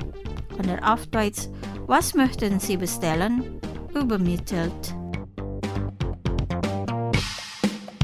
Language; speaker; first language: German; non-native, fluent; Indonesian